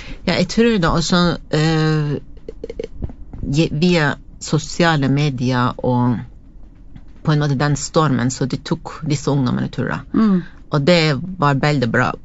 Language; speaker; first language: Norwegian; non-native, fluent; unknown